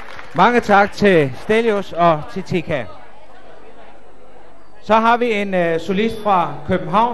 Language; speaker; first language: Danish; native; Danish